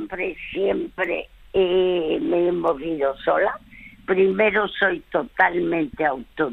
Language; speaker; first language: Spanish; early bilingual, other home language; French